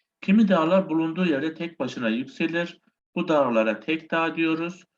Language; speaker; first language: Turkish; native; Turkish